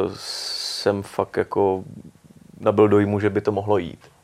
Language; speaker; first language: Czech; native; Czech